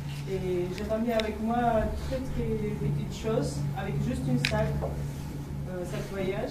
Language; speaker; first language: French; non-native, learner; Georgian